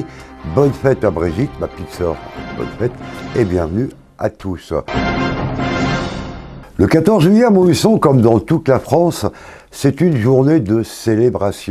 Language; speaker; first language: French; native; French